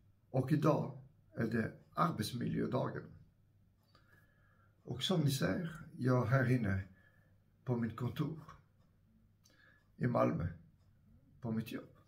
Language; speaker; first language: Swedish; non-native, fluent; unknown